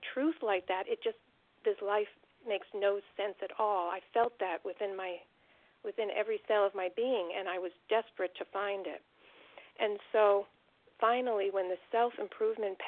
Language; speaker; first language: English; native; English